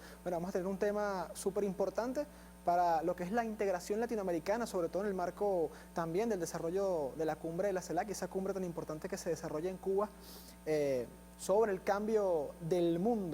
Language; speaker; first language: Spanish; native; Spanish